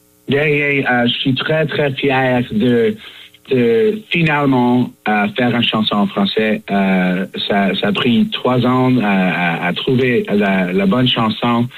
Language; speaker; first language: French; non-native, fluent; English